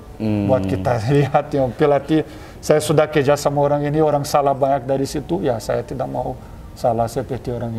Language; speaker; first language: Indonesian; non-native, fluent; Portuguese